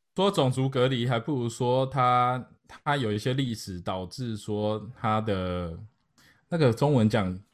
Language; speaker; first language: Chinese; native; Chinese